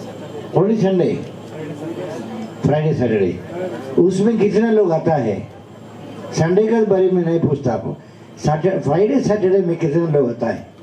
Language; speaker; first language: Hindi; non-native, local second language; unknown